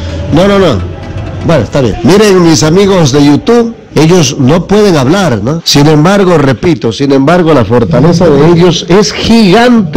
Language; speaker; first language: Spanish; native; Spanish